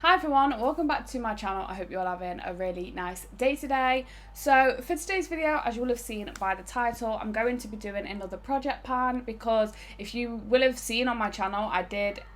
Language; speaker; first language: English; native; English